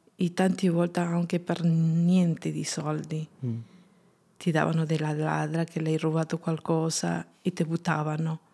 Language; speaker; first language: Italian; non-native, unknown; Spanish